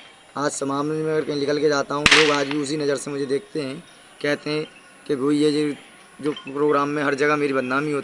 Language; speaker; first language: Hindi; native; Hindi